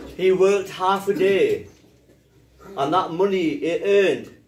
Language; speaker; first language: English; early bilingual, other home language; Punjabi